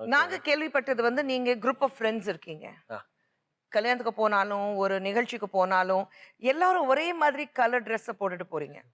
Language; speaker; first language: Tamil; non-native, fluent; Hindi